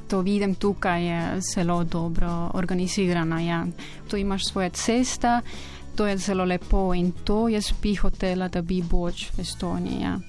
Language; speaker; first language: Slovenian; non-native, learner; Estonian